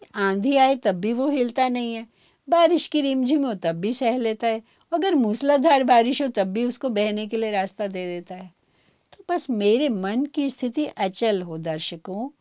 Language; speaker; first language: Hindi; native; Hindi